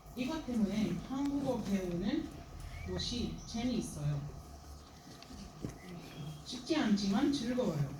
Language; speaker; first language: Korean; non-native, learner; Arabic